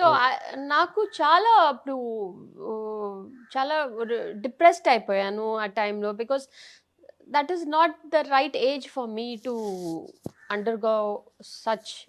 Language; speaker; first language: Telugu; non-native, fluent; Tamil